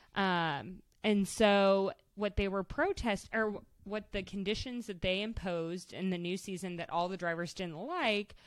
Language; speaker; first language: English; native; English